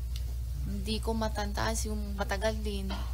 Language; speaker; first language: Filipino; non-native, learner; Chinese